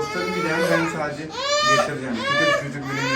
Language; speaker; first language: Turkish; non-native, learner; Urdu